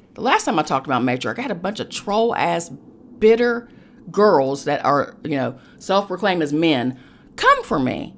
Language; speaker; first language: English; native; English